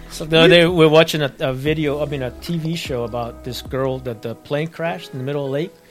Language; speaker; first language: English; early bilingual, other home language; Spanish